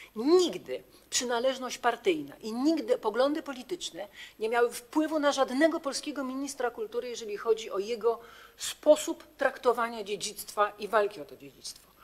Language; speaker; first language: Polish; native; Polish